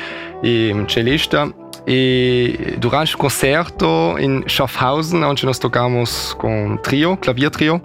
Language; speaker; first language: Portuguese; early bilingual, heritage; Portuguese